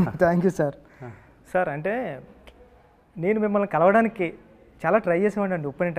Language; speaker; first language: Telugu; native; Telugu